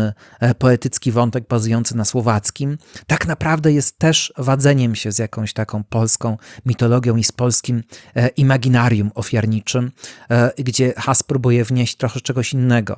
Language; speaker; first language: Polish; native; Polish